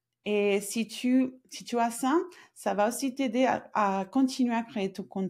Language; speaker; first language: French; non-native, fluent; Spanish